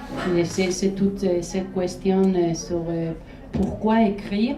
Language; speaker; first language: French; non-native, fluent; Spanish